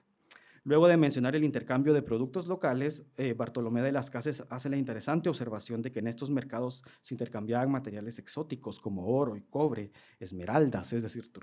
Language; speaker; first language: Spanish; native; Spanish